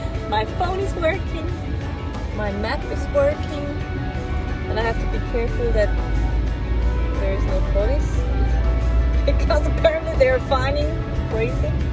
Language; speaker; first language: English; non-native, fluent; German